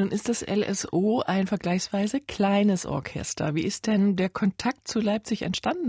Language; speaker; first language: German; native; German